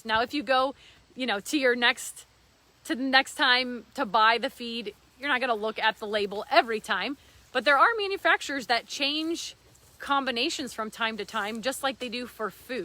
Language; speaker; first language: English; native; English